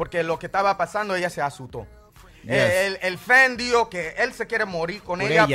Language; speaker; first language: Spanish; early bilingual, heritage; Spanish